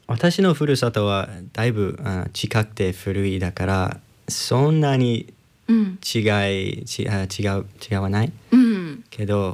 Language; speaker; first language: Japanese; non-native, learner; English